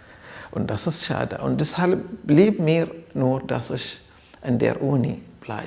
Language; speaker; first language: German; non-native, fluent; Arabic